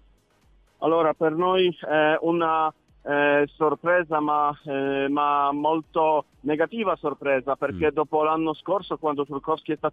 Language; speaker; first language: Italian; non-native, learner; Polish